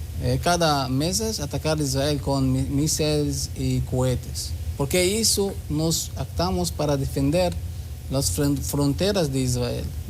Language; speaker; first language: Spanish; non-native, learner; Hebrew